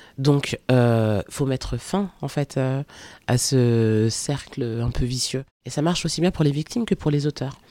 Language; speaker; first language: French; early bilingual, other home language; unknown